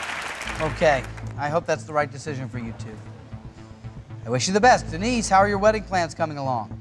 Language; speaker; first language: English; native; English